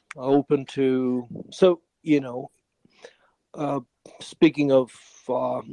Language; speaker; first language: English; non-native, fluent; Ukrainian